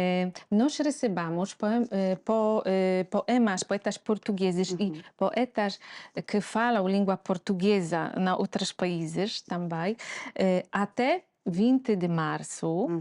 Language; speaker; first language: Portuguese; non-native, fluent; Polish